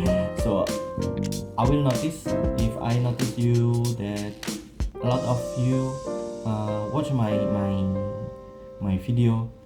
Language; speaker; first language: English; non-native, learner; Indonesian